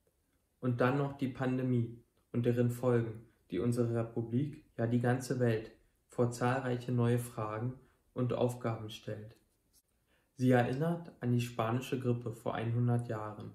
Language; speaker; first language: German; native; German